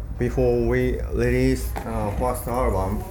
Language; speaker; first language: English; non-native, learner; Japanese